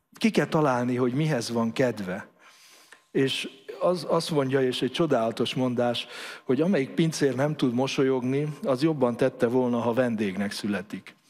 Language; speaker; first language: Hungarian; native; Hungarian